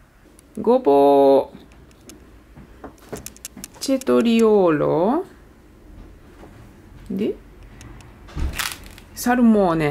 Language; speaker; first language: Italian; non-native, learner; Japanese